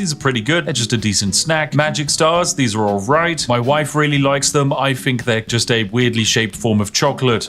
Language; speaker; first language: English; native; English